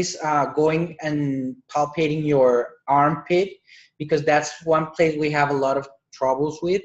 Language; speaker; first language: English; non-native, fluent; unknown